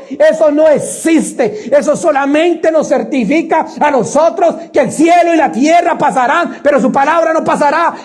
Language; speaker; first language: Spanish; native; Spanish